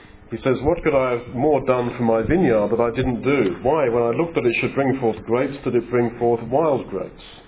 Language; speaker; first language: English; native; English